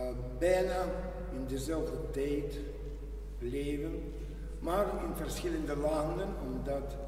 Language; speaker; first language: Dutch; non-native, learner; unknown